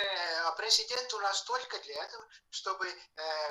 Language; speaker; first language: Russian; non-native, fluent; Estonian